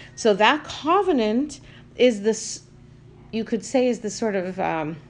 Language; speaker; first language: English; native; English